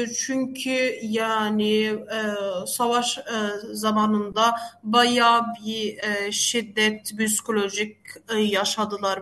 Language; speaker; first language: Turkish; non-native, fluent; Arabic